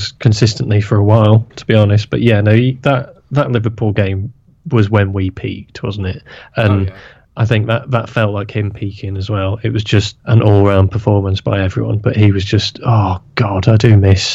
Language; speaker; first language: English; native; English